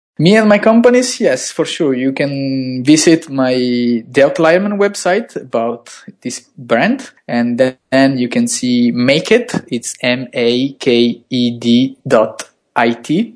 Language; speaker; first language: English; non-native, fluent; Italian